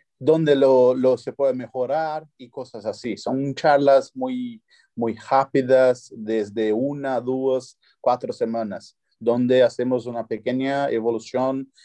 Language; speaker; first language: Spanish; non-native, fluent; Portuguese